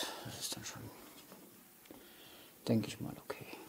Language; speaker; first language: German; native; German